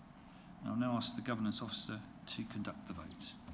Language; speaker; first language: English; native; English